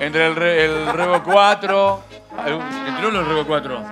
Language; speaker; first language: Spanish; native; Spanish